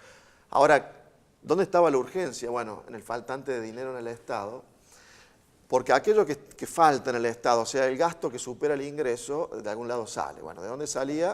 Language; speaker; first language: Spanish; native; Spanish